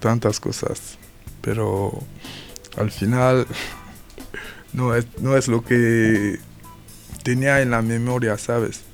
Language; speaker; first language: Spanish; non-native, learner; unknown